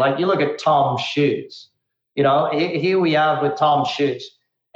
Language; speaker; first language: English; native; English